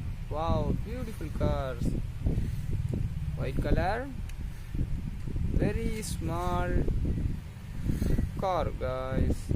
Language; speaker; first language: English; non-native, learner; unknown